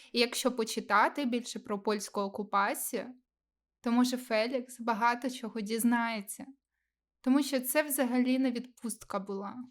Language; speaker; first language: Ukrainian; non-native, local second language; Russian